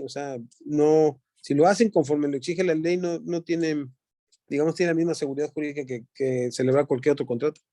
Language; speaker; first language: Spanish; native; Spanish